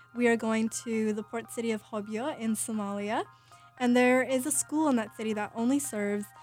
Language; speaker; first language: English; native; English